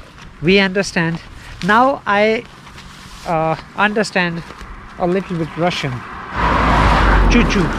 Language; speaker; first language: English; non-native, local second language; Hindi